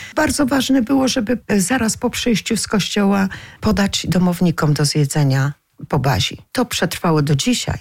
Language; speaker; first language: Polish; native; Polish